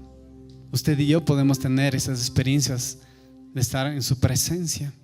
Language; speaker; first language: Spanish; native; Spanish